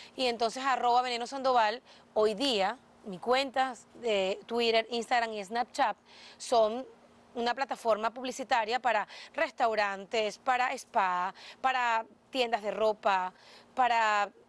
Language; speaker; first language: Spanish; native; Spanish